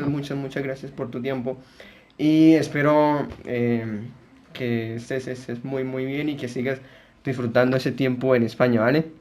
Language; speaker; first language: Spanish; native; Spanish